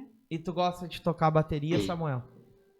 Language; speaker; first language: Portuguese; native; Portuguese